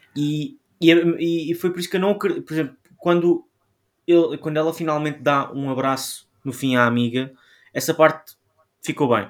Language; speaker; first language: Portuguese; native; Portuguese